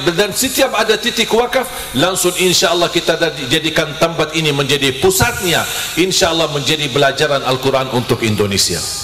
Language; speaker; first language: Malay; non-native, fluent; Arabic